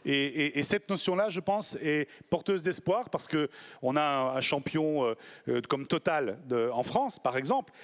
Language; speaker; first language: French; native; French